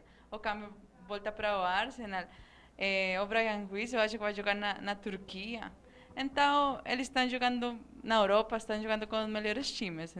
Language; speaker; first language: Portuguese; non-native, fluent; Spanish